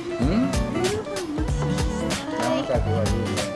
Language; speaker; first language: Japanese; native; Japanese